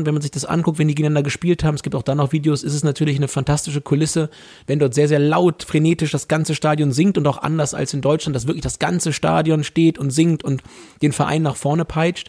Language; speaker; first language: German; native; German